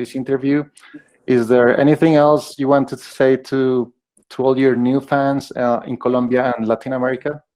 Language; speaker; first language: English; non-native, fluent; Spanish